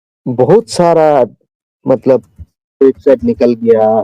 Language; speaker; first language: Hindi; non-native, local second language; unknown